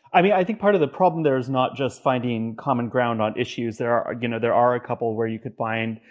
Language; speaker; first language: English; native; English